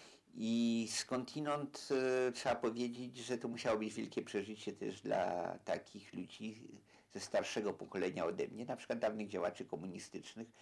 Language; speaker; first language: Polish; native; Polish